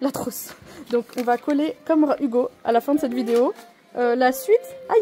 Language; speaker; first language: French; native; French